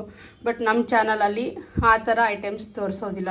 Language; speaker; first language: Kannada; native; Kannada